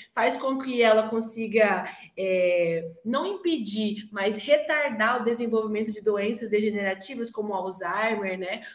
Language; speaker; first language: Portuguese; native; Portuguese